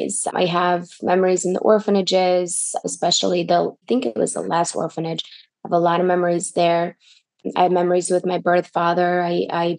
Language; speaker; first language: English; early bilingual, other home language; Russian